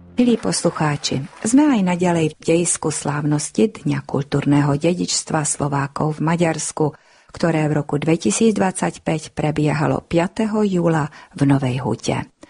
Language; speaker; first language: Slovak; early bilingual, heritage; Slovak